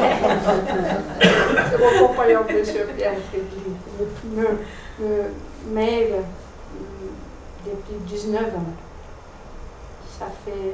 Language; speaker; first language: French; non-native, fluent; Portuguese